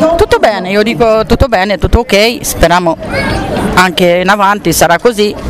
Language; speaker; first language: Italian; non-native, fluent; Romanian